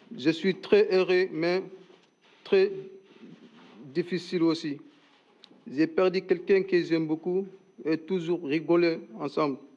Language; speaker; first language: French; non-native, learner; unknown